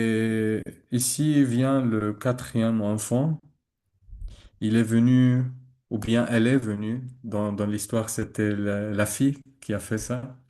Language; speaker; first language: French; non-native, learner; Arabic